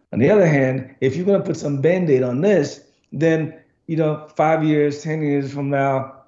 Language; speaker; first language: English; non-native, fluent; Haitian Creole